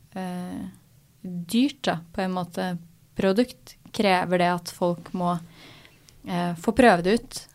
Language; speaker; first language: Norwegian; native; Norwegian